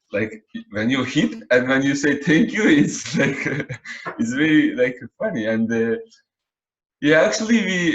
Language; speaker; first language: English; non-native, learner; Turkish